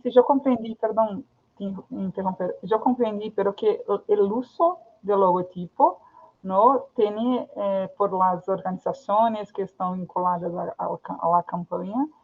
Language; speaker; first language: Spanish; non-native, fluent; Portuguese